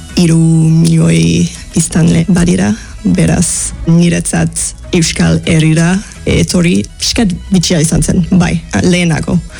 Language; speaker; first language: Basque; non-native, learner; English